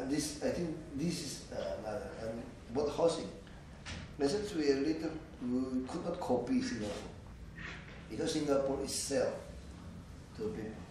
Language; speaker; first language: English; non-native, learner; Indonesian